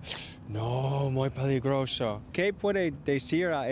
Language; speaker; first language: Spanish; non-native, learner; English